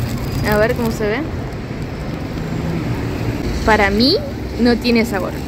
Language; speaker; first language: Spanish; non-native, fluent; French